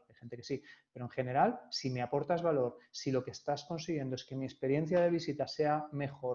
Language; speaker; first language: Spanish; native; Spanish